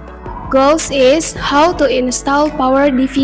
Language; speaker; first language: English; non-native, learner; Indonesian